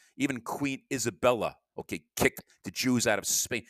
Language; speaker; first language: English; native; English